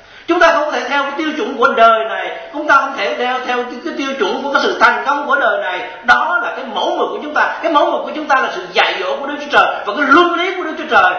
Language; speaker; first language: Vietnamese; native; Vietnamese